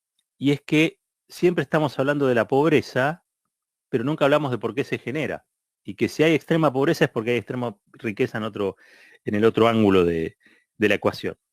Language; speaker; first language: Spanish; native; Spanish